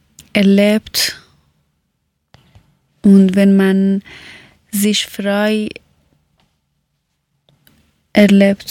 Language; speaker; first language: German; non-native, fluent; Persian